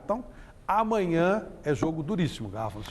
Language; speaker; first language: Portuguese; native; Portuguese